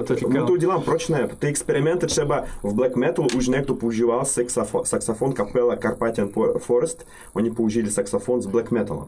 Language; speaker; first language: Czech; non-native, learner; Russian